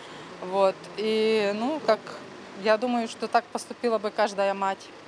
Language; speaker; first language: Russian; native; Russian